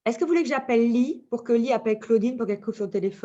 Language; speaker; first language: French; native; French